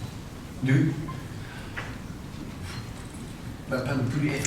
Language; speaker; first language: French; non-native, fluent; Japanese